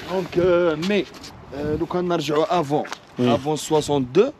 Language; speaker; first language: French; non-native, local second language; Arabic